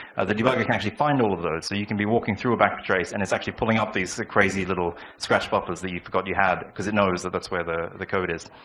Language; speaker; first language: English; native; English